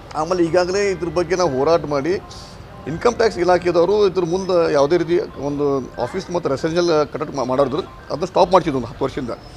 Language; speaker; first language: Kannada; native; Kannada